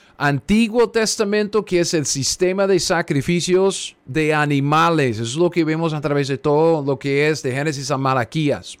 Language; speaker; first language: Spanish; non-native, fluent; English